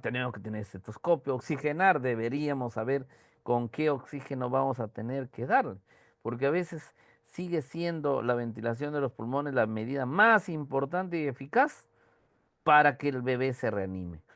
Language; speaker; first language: Spanish; native; Spanish